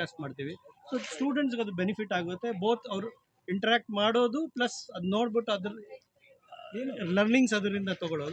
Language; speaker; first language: Kannada; non-native, local second language; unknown